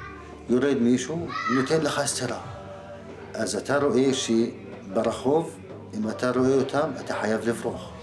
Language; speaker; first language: Hebrew; non-native, local second language; Arabic